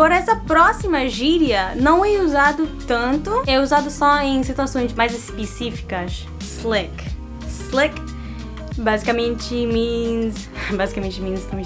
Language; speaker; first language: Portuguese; non-native, fluent; English